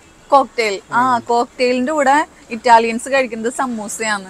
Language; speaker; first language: Italian; non-native, learner; Malayalam